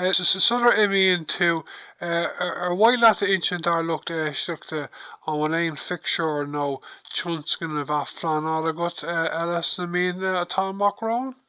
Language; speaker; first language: Irish; non-native, local second language; English